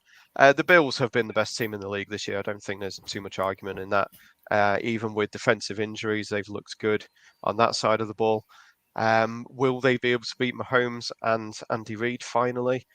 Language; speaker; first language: English; native; English